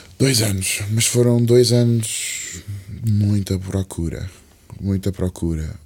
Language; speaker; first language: Portuguese; early bilingual, other home language; English